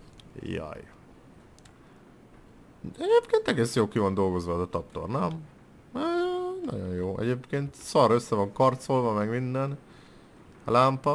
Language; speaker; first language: Hungarian; native; Hungarian